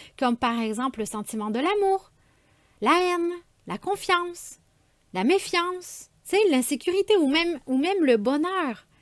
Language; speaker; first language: French; native; French